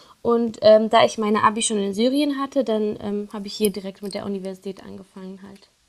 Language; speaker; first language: German; non-native, fluent; Arabic